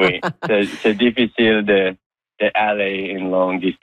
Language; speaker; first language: French; non-native, learner; English